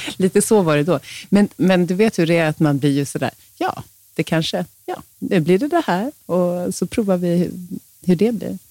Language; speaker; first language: Swedish; native; Swedish